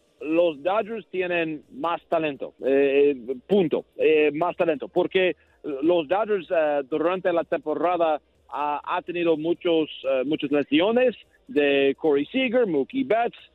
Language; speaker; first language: Spanish; non-native, learner; English